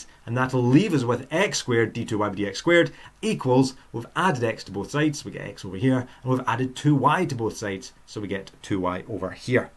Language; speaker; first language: English; native; English